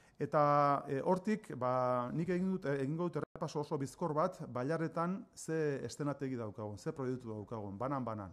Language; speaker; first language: Basque; native; Basque